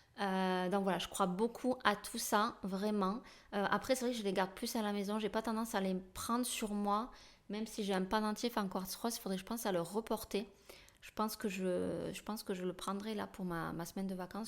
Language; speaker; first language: French; native; French